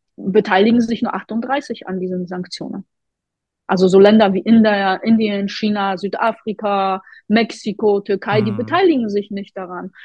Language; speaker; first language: German; non-native, fluent; Polish